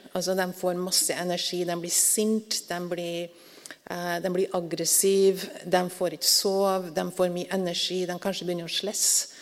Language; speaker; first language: Norwegian; native; Norwegian